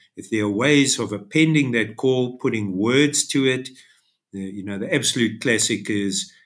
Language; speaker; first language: English; native; English